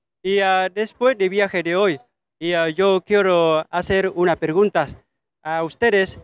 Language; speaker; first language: Spanish; non-native, fluent; Vietnamese